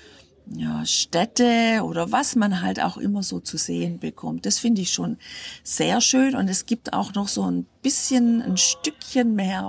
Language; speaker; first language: German; native; German